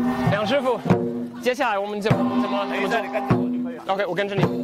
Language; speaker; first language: Chinese; non-native, fluent; English